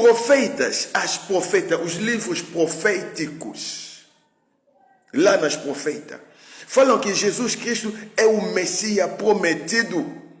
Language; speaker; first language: Portuguese; non-native, fluent; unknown